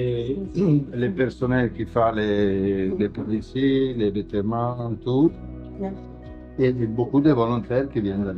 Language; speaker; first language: French; non-native, learner; Italian